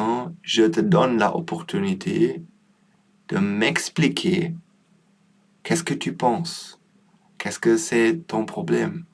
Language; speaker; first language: French; non-native, learner; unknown